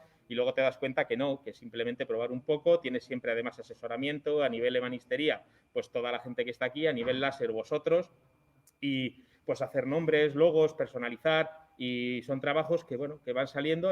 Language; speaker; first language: Spanish; native; Spanish